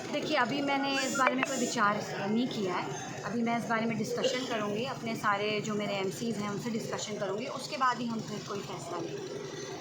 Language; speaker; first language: Hindi; non-native, local second language; Punjabi